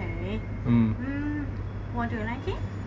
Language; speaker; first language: English; non-native, learner; Chinese